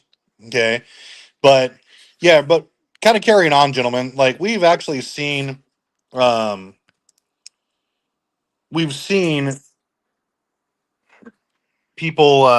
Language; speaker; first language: English; native; English